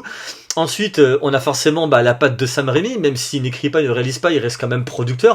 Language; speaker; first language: French; native; French